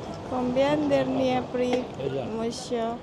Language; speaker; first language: French; non-native, learner; Indonesian